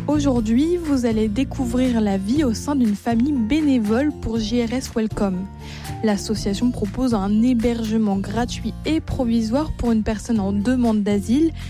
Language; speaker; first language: French; native; French